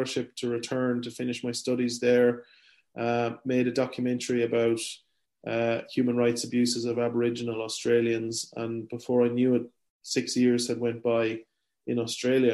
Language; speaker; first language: English; native; English